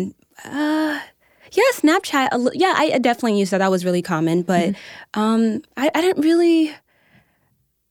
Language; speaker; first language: English; native; English